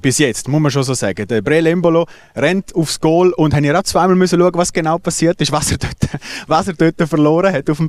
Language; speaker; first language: German; native; German